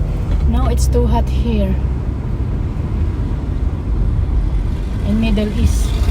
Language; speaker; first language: English; non-native, learner; Filipino